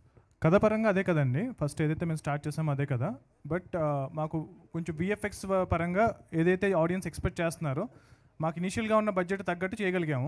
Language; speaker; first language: Telugu; native; Telugu